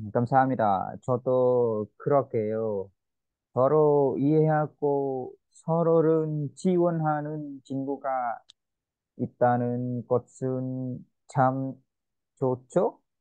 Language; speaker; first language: Korean; non-native, learner; Vietnamese